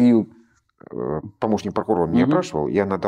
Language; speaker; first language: Russian; native; Russian